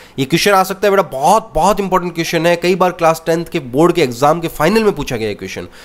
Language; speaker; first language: Hindi; native; Hindi